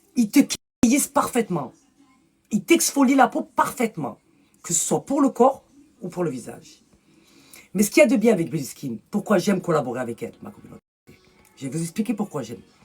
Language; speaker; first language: French; early bilingual, other home language; Arabic